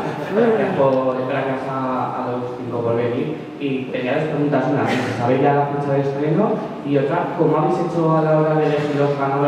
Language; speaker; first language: Spanish; native; Spanish